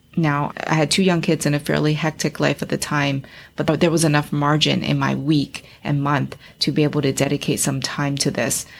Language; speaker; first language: English; early bilingual, other home language; Chinese